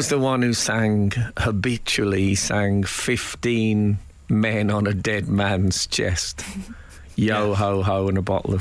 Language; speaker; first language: English; native; English